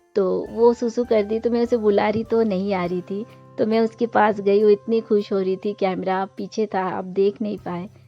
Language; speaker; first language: Hindi; non-native, local second language; Bangla